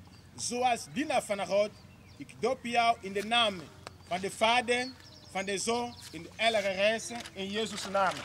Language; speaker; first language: Dutch; non-native, learner; Portuguese